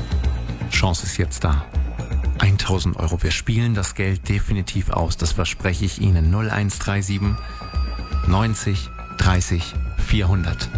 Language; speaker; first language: German; native; German